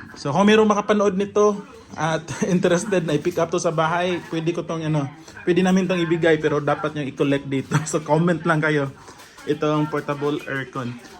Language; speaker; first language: Filipino; non-native, local second language; Cebuano